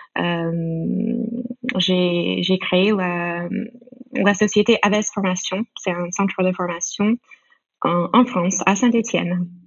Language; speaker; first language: French; non-native, fluent; English